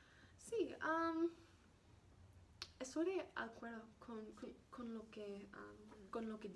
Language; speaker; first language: Spanish; non-native, learner; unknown